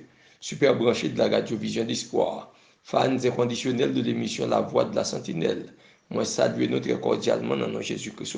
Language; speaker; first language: French; non-native, local second language; Haitian Creole